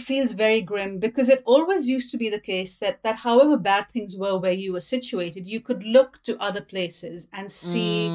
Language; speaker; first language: English; non-native, local second language; Urdu